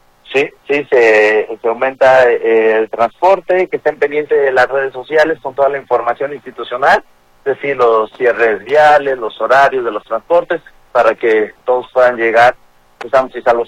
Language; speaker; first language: Spanish; native; Spanish